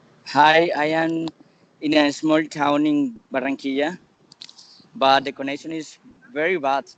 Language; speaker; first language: English; non-native, learner; Spanish